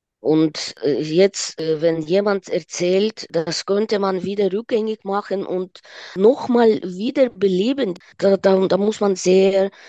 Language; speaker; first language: German; non-native, fluent; Ukrainian